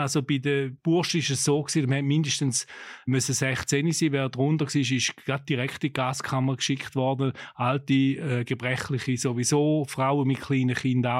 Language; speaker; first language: German; native; German